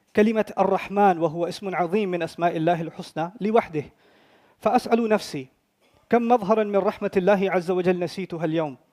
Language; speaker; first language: Arabic; non-native, fluent; Urdu